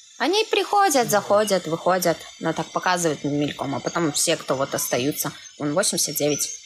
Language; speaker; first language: Russian; native; Russian